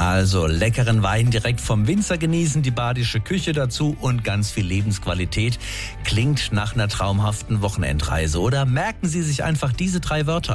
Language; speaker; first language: German; native; German